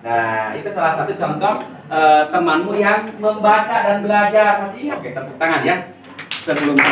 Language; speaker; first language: Indonesian; native; Indonesian